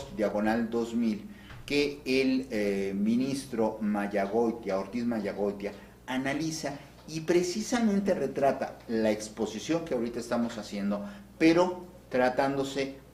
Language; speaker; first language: Spanish; native; Spanish